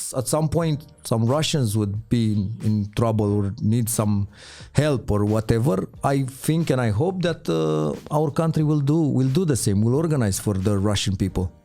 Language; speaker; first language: English; non-native, fluent; Romanian